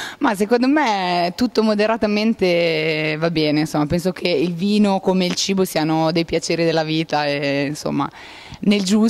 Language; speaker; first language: Italian; native; Italian